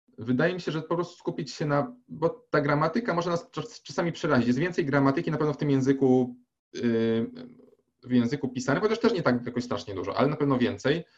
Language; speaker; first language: Polish; native; Polish